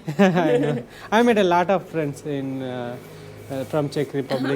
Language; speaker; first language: English; non-native, local second language; Telugu